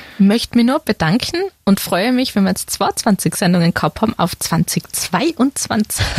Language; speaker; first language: German; native; German